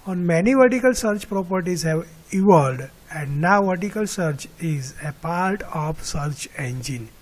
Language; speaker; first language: English; non-native, local second language; Gujarati